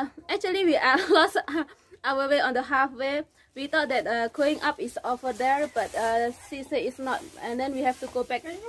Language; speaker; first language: English; non-native, learner; Indonesian